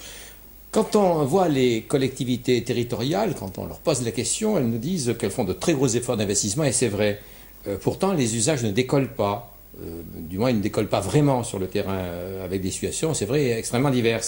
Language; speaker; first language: French; native; French